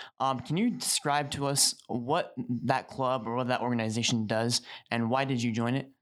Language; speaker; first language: English; native; English